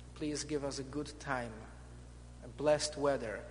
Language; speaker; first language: English; non-native, fluent; Polish